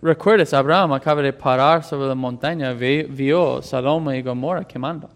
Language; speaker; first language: Spanish; non-native, fluent; English